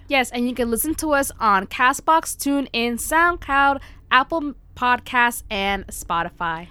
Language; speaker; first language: English; early bilingual, other home language; Spanish